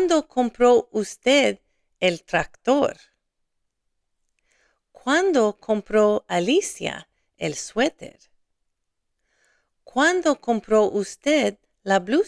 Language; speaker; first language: Spanish; non-native, fluent; English